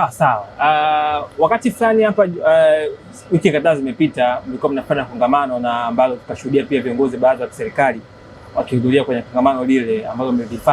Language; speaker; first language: Swahili; native; Swahili